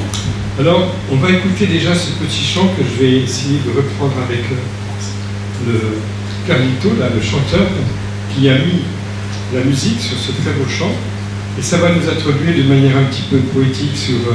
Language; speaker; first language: French; native; French